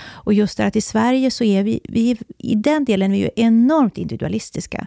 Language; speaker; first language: Swedish; native; Swedish